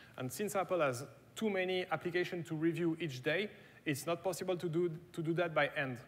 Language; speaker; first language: English; non-native, fluent; German